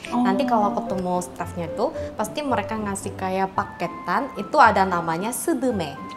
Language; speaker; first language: Indonesian; non-native, fluent; Korean